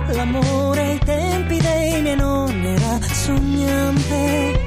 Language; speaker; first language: Italian; native; Italian